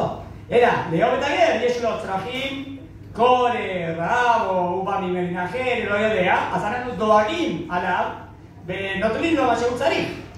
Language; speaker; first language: Hebrew; non-native, fluent; Spanish